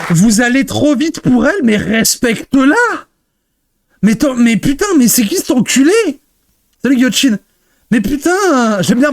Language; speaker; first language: French; native; French